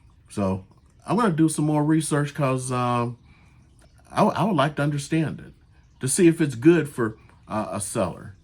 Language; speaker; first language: English; native; English